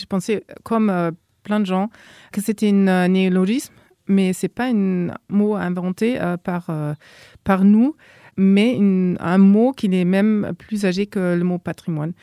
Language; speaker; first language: French; non-native, fluent; German